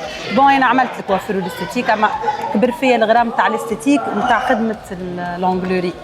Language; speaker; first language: Arabic; native; Arabic